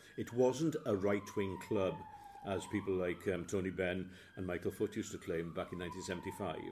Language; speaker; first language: English; native; English